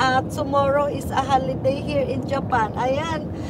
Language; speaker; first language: English; non-native, local second language; Cebuano